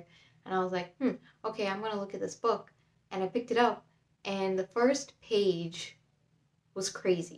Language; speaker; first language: English; native; English